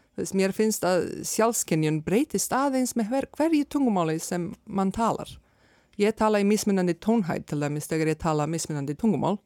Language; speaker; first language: Icelandic; non-native, fluent; Serbian